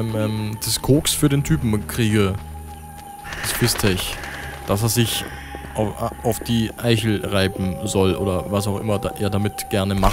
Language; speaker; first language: German; native; German